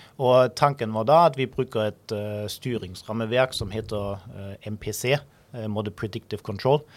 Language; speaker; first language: Norwegian; non-native, fluent; German